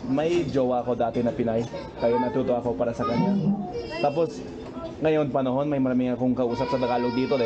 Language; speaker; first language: Filipino; non-native, fluent; English